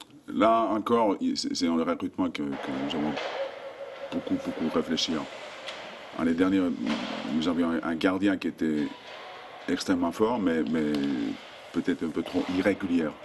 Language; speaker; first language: French; non-native, fluent; Finnish